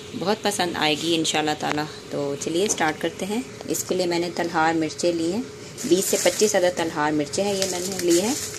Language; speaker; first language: Urdu; native; Urdu